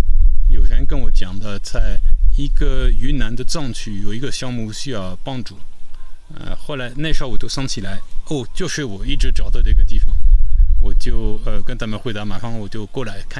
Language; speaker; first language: Chinese; non-native, fluent; French